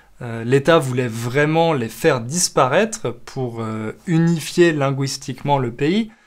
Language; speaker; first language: French; native; French